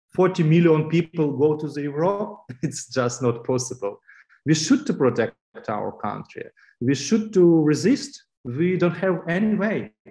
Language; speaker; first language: English; non-native, fluent; Ukrainian